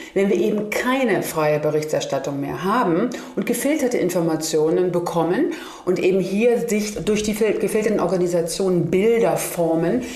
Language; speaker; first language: German; native; German